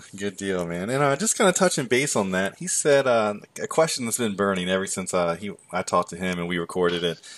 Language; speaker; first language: English; native; English